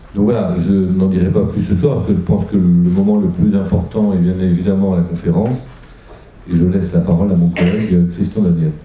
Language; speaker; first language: French; native; French